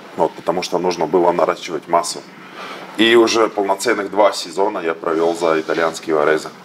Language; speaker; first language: Russian; native; Russian